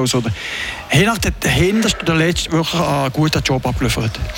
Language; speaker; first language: German; native; German